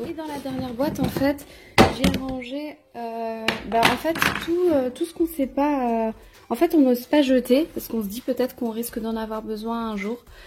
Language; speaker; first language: French; native; French